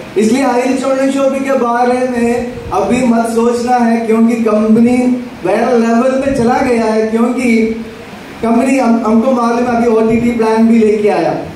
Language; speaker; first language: Hindi; non-native, local second language; Malayalam